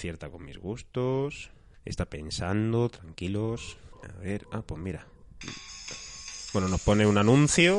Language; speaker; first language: Spanish; native; Spanish